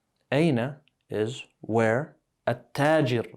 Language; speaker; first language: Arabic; non-native, fluent; English